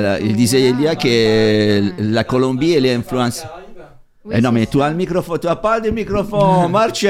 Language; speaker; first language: French; non-native, fluent; Italian